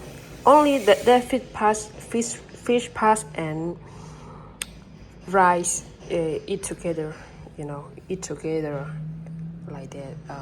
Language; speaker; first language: English; non-native, learner; Burmese